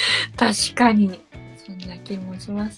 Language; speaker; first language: Japanese; native; Japanese